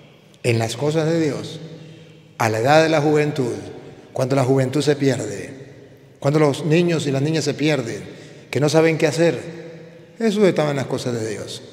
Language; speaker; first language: Spanish; native; Spanish